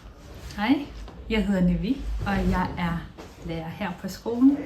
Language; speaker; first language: Danish; non-native, local second language; Kalaallisut